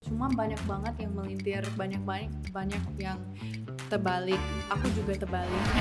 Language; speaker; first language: Indonesian; early bilingual, heritage; English